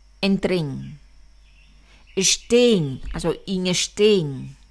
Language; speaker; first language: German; non-native, fluent; Spanish